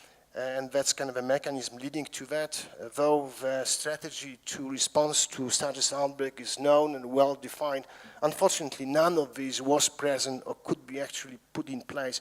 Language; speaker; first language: English; non-native, fluent; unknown